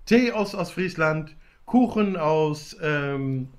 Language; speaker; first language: German; native; German